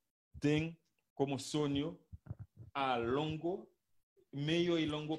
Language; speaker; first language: Portuguese; non-native, learner; Haitian Creole